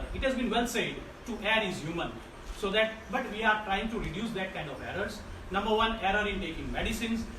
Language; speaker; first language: English; non-native, local second language; Gujarati